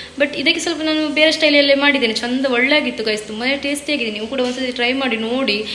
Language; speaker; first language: Kannada; non-native, local second language; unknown